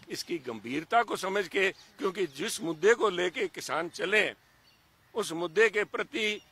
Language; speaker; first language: Hindi; native; Hindi